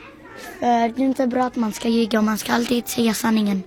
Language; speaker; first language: Swedish; early bilingual, other home language; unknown